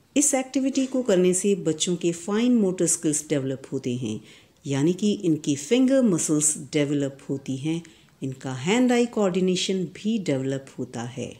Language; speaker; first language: Hindi; native; Hindi